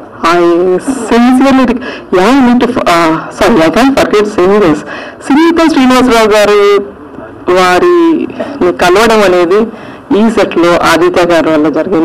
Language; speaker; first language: Telugu; native; Telugu